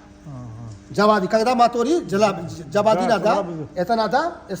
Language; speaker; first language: Russian; non-native, learner; Hindi